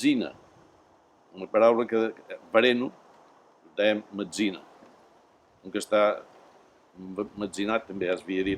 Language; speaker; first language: Catalan; native; Catalan